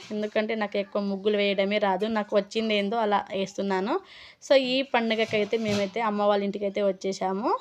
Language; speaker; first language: Telugu; non-native, local second language; Lambadi